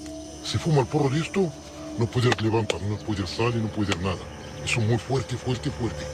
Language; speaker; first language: Spanish; non-native, learner; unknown